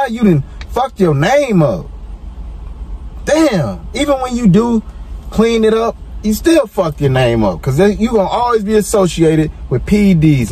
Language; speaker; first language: English; native; English